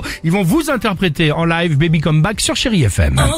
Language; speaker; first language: French; native; French